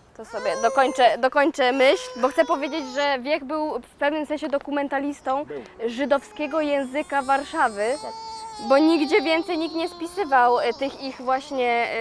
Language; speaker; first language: Polish; native; Polish